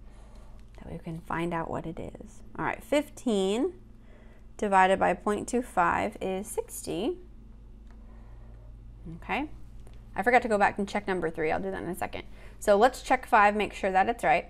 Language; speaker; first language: English; native; English